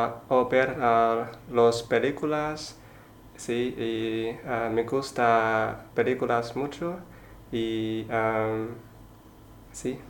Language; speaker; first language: Spanish; non-native, learner; Chinese